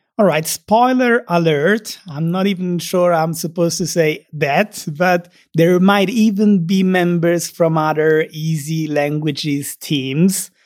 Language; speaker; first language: English; non-native, fluent; Italian